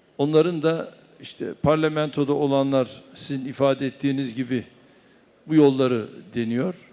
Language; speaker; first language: Turkish; native; Turkish